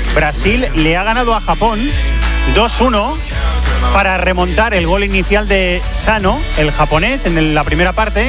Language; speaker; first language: Spanish; native; Spanish